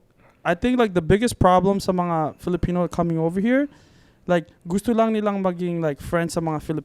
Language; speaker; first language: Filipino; early bilingual, heritage; Filipino